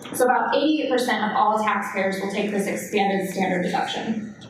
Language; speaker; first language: English; native; English